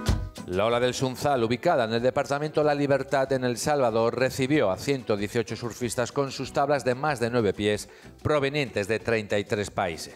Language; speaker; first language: Spanish; native; Spanish